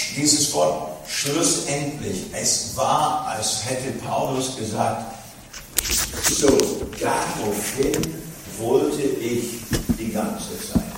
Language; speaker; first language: German; non-native, fluent; English